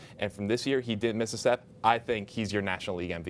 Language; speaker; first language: English; native; English